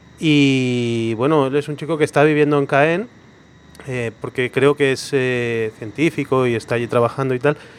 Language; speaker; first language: Spanish; non-native, local second language; Catalan